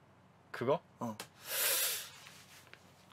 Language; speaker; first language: Korean; non-native, learner; Croatian